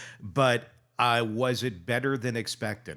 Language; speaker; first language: English; native; English